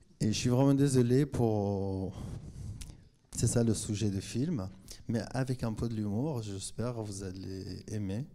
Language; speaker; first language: French; non-native, fluent; Kurdish